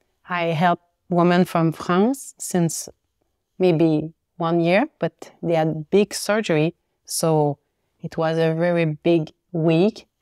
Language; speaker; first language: English; non-native, learner; French